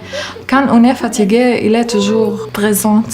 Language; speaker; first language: French; non-native, learner; Arabic